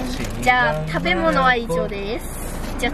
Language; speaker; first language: Japanese; early bilingual, other home language; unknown